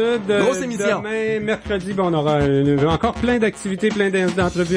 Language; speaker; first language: French; native; French